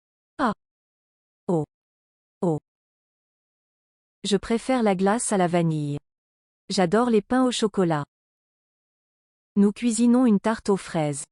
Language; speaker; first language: French; non-native, learner; English